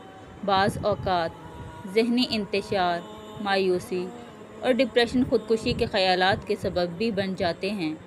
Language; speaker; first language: Urdu; native; Urdu